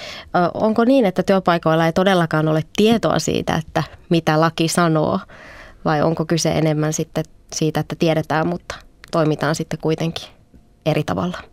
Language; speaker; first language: Finnish; native; Finnish